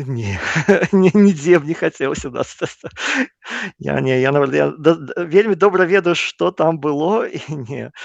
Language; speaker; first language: Belarusian; non-native, local second language; Russian